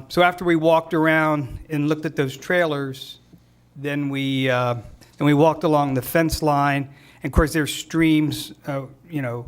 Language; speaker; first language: English; native; English